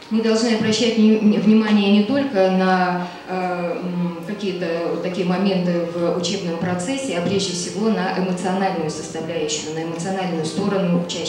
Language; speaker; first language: Russian; native; Russian